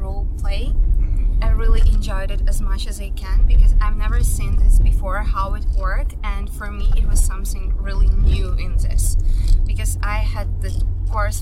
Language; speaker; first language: English; non-native, fluent; Ukrainian